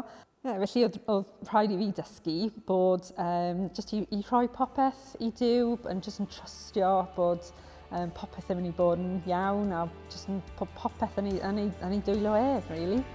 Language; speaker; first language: Welsh; non-native, local second language; English